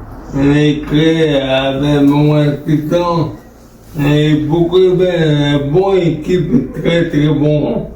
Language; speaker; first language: French; non-native, learner; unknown